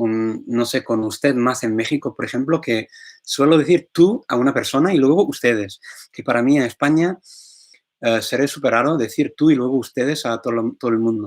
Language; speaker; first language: Spanish; non-native, fluent; English